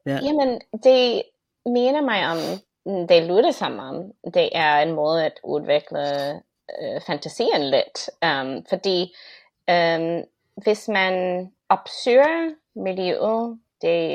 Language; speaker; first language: Danish; non-native, fluent; English